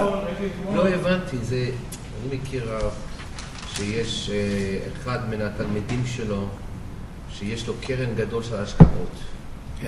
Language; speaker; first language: Hebrew; non-native, fluent; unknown